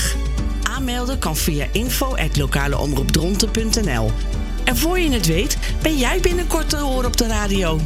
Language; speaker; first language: Dutch; native; Dutch